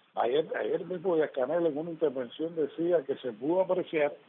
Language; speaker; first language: Spanish; native; Spanish